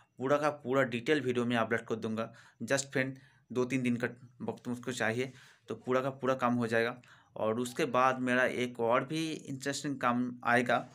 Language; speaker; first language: Hindi; non-native, local second language; Bangla